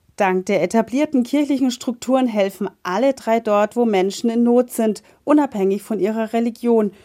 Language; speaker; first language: German; non-native, fluent; Ukrainian